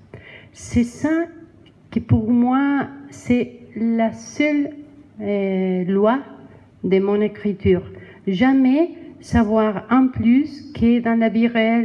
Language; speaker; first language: French; non-native, learner; Spanish